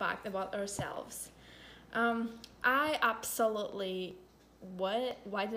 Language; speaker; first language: English; non-native, fluent; Polish